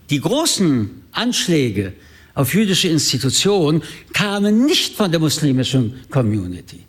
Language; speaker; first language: German; early bilingual, other home language; French